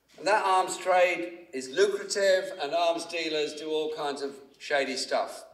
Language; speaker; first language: English; native; English